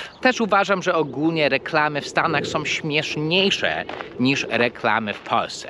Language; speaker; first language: Polish; non-native, fluent; English